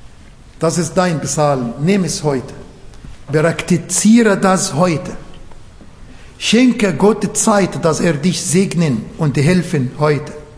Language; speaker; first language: German; non-native, fluent; Arabic